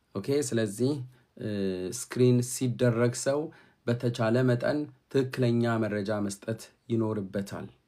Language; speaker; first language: Amharic; native; Amharic